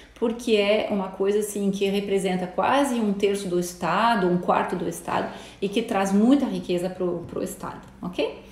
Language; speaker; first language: Portuguese; non-native, fluent; French